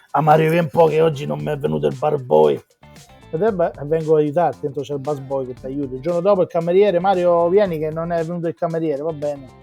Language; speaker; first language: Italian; native; Italian